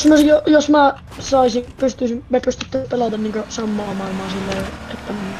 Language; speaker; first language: Finnish; native; Finnish